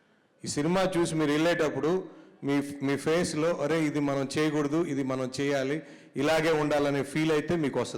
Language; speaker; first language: Telugu; native; Telugu